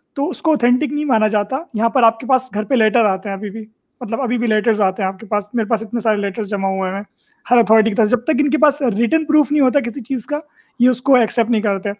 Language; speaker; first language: Urdu; native; Urdu